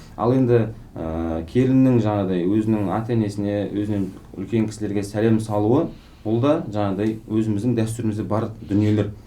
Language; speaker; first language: Kazakh; native; Kazakh